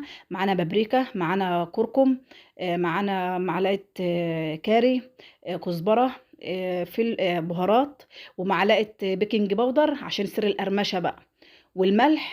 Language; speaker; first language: Arabic; native; Arabic